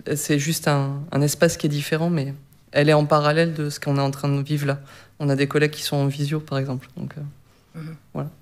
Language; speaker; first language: French; native; French